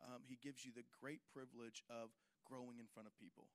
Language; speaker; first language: English; native; English